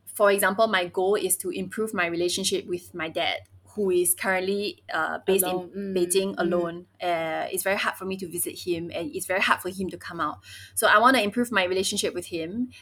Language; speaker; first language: English; early bilingual, other home language; Chinese